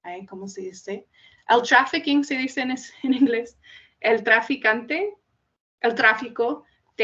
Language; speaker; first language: Spanish; non-native, fluent; English